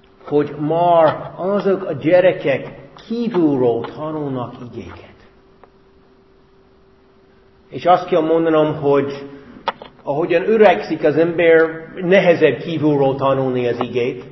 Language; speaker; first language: Hungarian; non-native, fluent; English